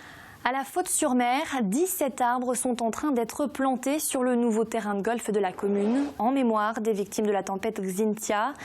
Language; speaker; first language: French; native; French